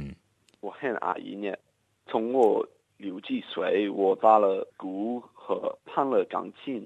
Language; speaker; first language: Chinese; non-native, learner; English